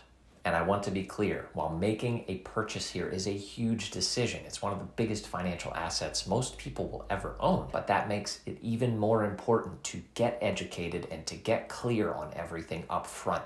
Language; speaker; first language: English; native; English